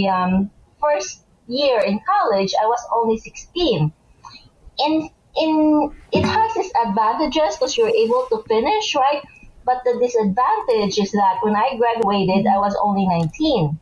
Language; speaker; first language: English; non-native, local second language; Hiligaynon